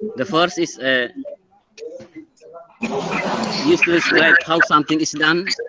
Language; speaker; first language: English; non-native, learner; Indonesian